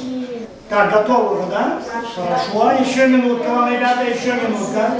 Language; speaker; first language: Russian; native; Russian